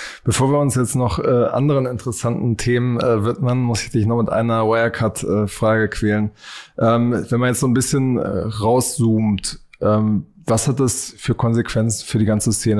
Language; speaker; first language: German; native; German